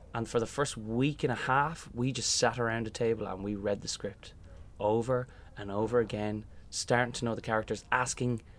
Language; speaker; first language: English; native; English